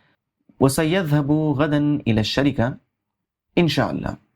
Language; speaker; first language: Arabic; non-native, fluent; Urdu